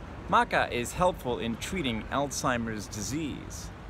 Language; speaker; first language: English; native; English